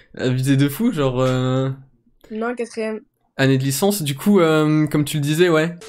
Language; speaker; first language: French; native; French